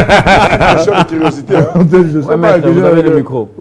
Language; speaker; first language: French; non-native, local second language; Lingala